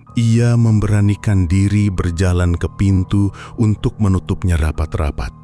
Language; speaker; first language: Indonesian; native; Indonesian